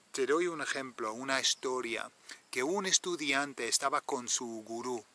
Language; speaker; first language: Spanish; non-native, fluent; English